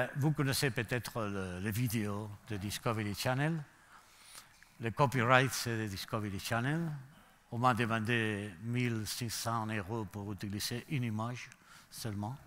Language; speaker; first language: French; non-native, learner; Spanish